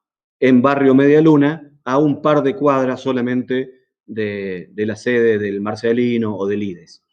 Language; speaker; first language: Spanish; native; Spanish